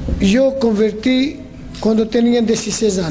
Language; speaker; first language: Spanish; non-native, learner; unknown